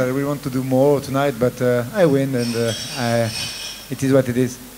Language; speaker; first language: English; non-native, fluent; French